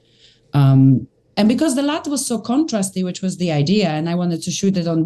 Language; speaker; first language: English; native; English